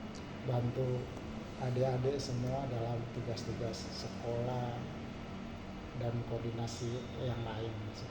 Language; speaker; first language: Indonesian; native; Indonesian